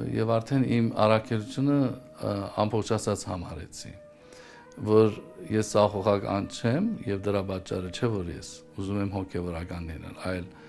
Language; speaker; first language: Armenian; early bilingual, heritage; Armenian